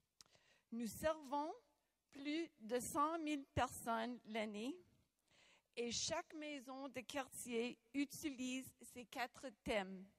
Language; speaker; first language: French; non-native, local second language; English